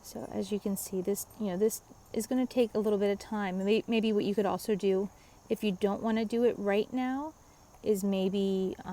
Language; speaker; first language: English; native; English